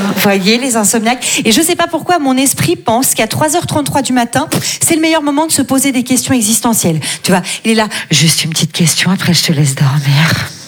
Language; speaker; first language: French; native; French